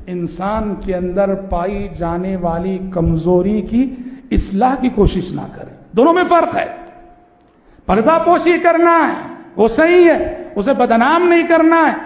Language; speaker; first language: Urdu; native; Urdu